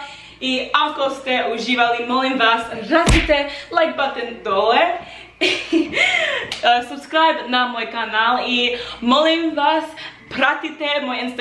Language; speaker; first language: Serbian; non-native, learner; English